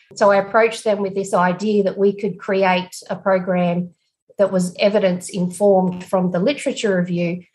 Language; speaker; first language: English; native; English